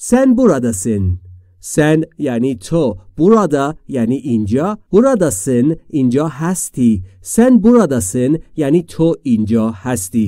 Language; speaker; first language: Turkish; non-native, fluent; Persian